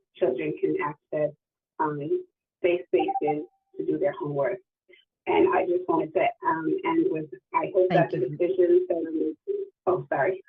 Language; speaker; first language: English; native; English